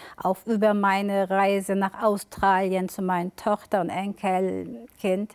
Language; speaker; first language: German; early bilingual, other home language; Turkish